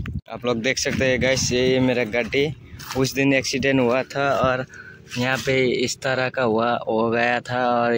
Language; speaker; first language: Hindi; non-native, local second language; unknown